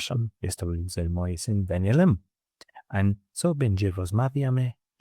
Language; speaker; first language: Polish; non-native, learner; English